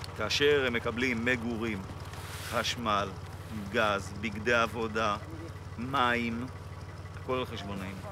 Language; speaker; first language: Hebrew; native; Hebrew